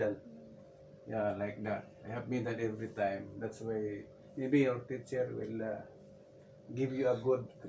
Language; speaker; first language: English; non-native, local second language; Cebuano